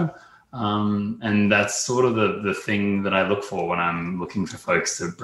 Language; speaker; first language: English; native; English